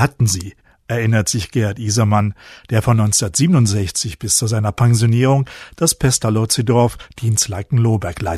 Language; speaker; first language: German; native; German